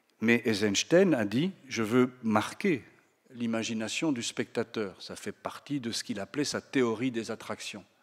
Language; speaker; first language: French; native; French